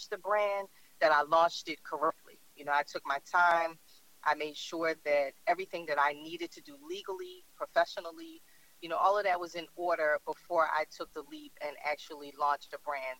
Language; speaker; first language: English; native; English